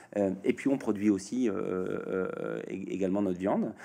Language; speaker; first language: French; native; French